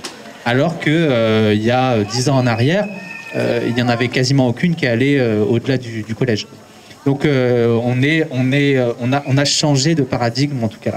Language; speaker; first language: French; native; French